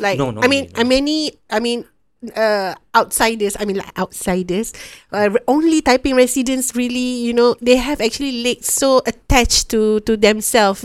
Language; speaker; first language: English; non-native, local second language; Malay